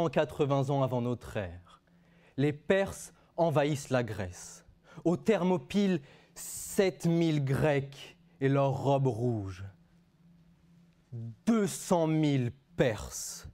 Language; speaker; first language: French; native; French